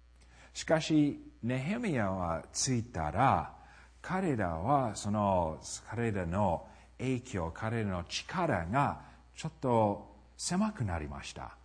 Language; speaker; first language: Japanese; non-native, fluent; English